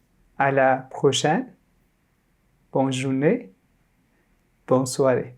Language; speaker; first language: French; non-native, fluent; Turkish